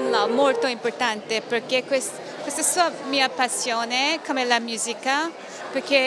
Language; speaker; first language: Italian; non-native, learner; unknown